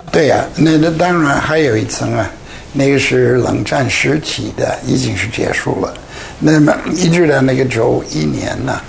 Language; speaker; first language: Chinese; non-native, fluent; English